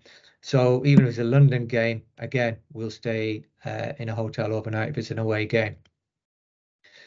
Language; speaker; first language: English; native; English